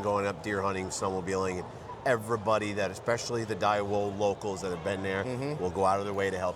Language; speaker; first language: English; native; English